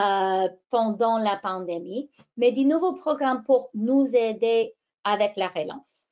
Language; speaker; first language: French; non-native, fluent; English